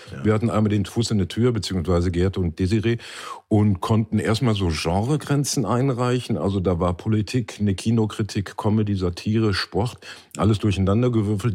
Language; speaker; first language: German; native; German